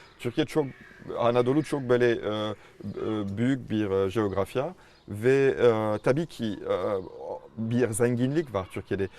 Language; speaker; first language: Turkish; non-native, fluent; French